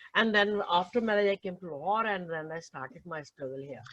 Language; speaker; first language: English; non-native, local second language; Urdu